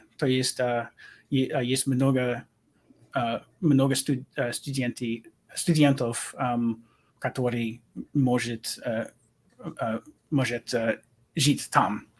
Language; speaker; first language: Russian; non-native, learner; English